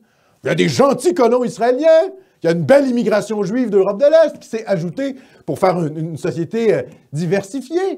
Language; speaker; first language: French; native; French